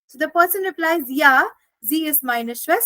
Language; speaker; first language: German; non-native, fluent; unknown